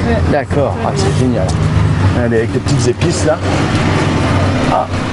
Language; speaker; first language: French; native; French